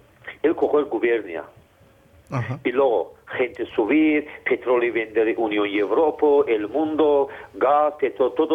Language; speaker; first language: Spanish; non-native, learner; Azerbaijani